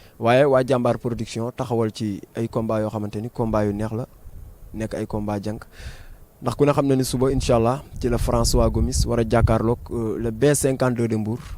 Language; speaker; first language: Wolof; native; Wolof